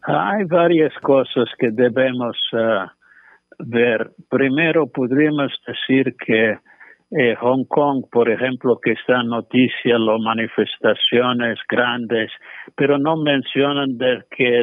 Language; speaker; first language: Spanish; non-native, fluent; English